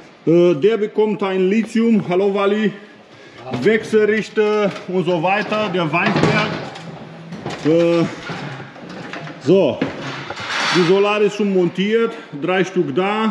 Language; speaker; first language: German; non-native, learner; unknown